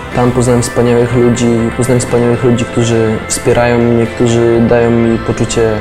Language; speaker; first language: Polish; native; Polish